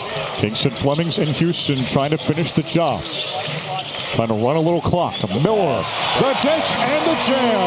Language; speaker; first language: English; native; English